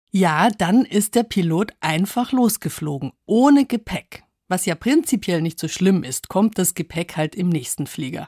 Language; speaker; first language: German; native; German